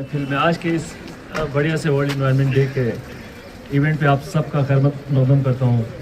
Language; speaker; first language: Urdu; non-native, local second language; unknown